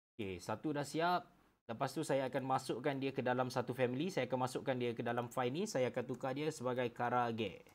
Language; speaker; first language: Malay; native; Malay